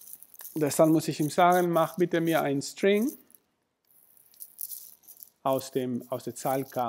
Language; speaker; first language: German; non-native, fluent; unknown